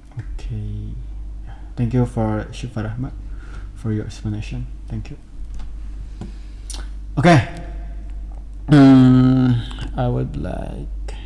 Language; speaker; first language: English; non-native, fluent; Indonesian